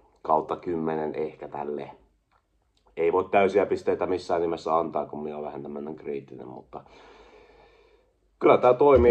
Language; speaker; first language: Finnish; native; Finnish